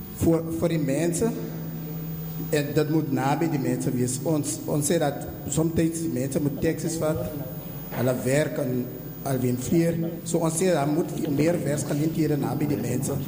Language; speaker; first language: Afrikaans; non-native, local second language; Xhosa